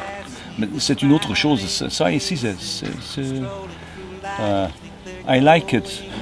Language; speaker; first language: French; non-native, learner; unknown